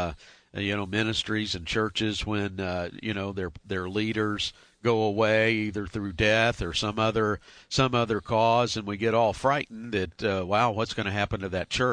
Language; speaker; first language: English; native; English